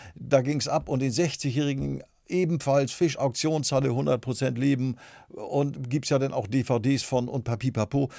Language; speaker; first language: German; native; German